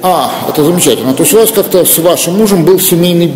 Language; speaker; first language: Russian; native; Russian